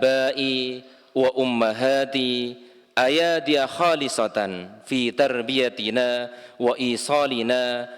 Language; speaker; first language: Arabic; non-native, fluent; Indonesian